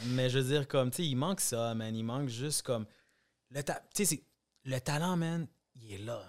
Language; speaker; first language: French; early bilingual, other home language; Spanish